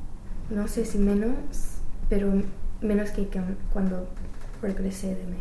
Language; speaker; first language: Spanish; non-native, learner; English